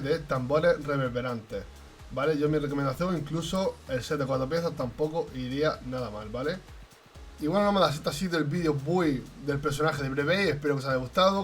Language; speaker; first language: Spanish; native; Spanish